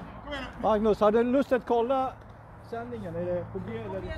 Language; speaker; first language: Swedish; non-native, fluent; Turkish